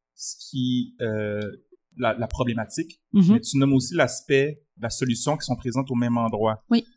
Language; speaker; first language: French; early bilingual, other home language; Arabic